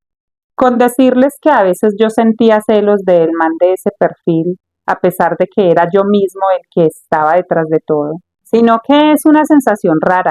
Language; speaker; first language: Spanish; native; Spanish